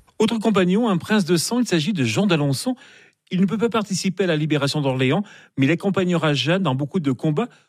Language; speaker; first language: French; native; French